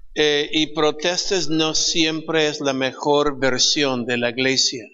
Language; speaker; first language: Spanish; non-native, fluent; English